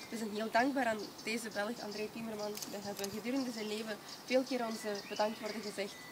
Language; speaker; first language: Dutch; non-native, learner; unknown